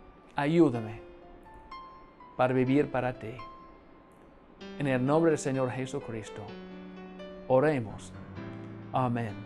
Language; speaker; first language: Spanish; non-native, fluent; English